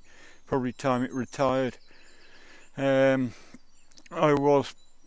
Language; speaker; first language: English; native; English